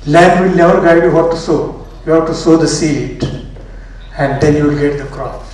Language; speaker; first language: English; non-native, local second language; Marathi